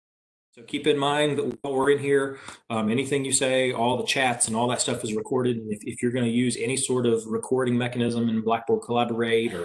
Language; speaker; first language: English; native; English